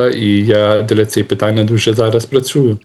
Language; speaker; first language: Ukrainian; non-native, learner; Lithuanian